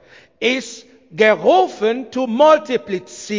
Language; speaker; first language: German; non-native, learner; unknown